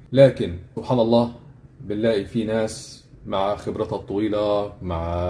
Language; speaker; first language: Arabic; native; Arabic